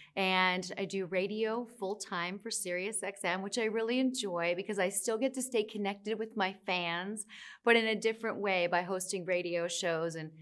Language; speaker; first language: English; native; English